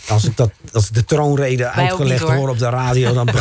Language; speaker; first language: Dutch; native; Dutch